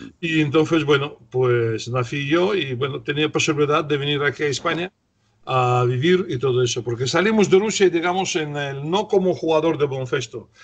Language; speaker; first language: Spanish; non-native, fluent; Russian